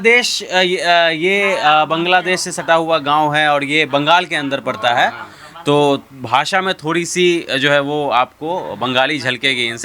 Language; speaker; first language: Hindi; native; Hindi